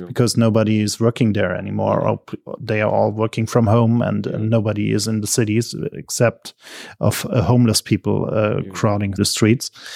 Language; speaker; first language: English; non-native, fluent; German